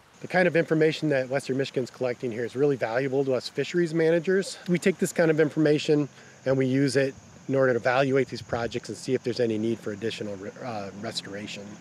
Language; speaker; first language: English; native; English